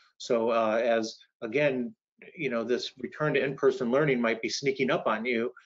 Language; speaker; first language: English; native; English